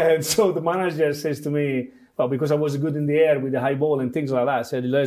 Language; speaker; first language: English; non-native, fluent; Italian